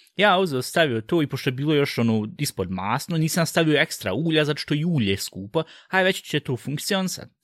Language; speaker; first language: Bosnian; early bilingual, heritage; Bosnian